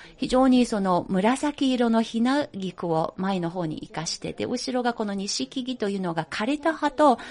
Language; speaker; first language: Japanese; non-native, fluent; Chinese